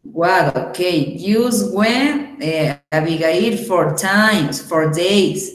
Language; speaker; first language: English; non-native, learner; Spanish